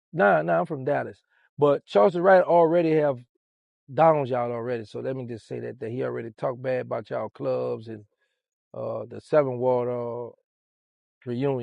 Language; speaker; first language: English; native; English